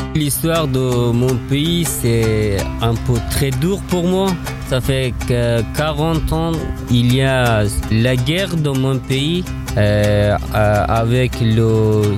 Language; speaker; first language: French; non-native, learner; Persian